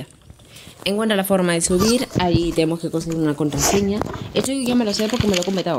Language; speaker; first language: Spanish; native; Spanish